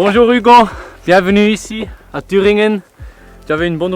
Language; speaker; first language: French; non-native, fluent; German